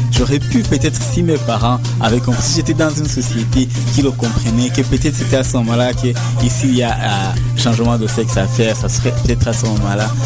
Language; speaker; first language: French; non-native, local second language; Kinyarwanda